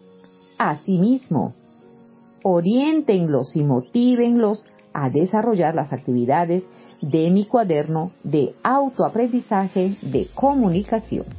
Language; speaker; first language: Spanish; native; Spanish